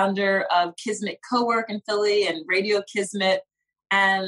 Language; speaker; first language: English; native; English